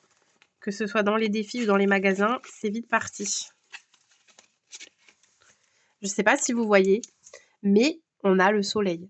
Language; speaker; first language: French; native; French